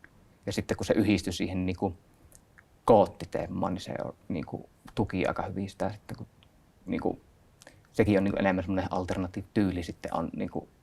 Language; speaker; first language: Finnish; native; Finnish